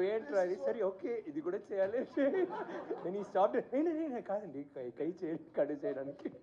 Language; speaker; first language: Telugu; non-native, learner; Tamil